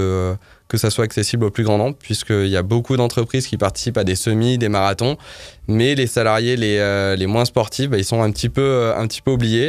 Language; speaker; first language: French; native; French